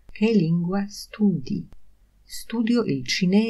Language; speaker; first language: Italian; non-native, fluent; Polish